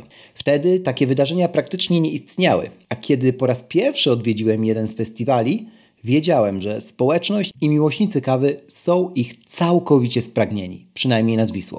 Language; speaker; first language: Polish; native; Polish